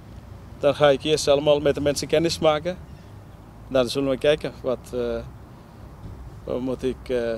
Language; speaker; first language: Dutch; non-native, learner; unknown